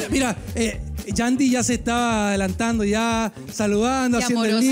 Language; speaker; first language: Spanish; native; Spanish